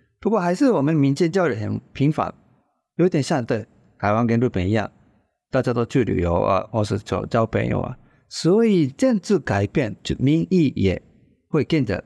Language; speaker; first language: Chinese; non-native, fluent; Japanese